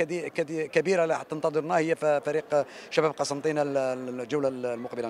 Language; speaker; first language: Arabic; native; Arabic